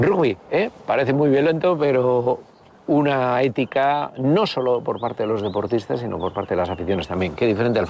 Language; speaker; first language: Spanish; native; Spanish